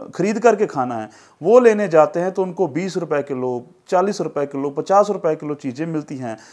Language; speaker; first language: Hindi; non-native, local second language; Punjabi